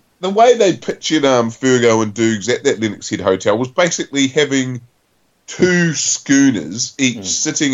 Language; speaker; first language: English; native; English